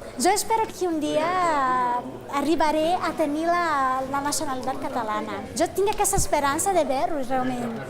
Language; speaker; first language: Catalan; non-native, fluent; Portuguese